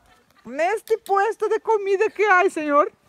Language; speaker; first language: Spanish; non-native, learner; Portuguese